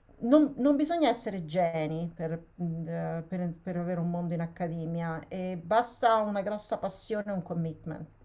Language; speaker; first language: Italian; native; Italian